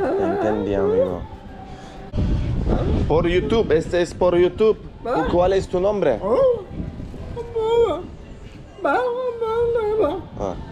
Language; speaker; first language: Spanish; non-native, learner; Turkish